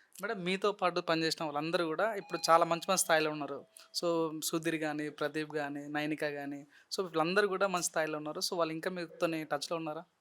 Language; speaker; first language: Telugu; native; Telugu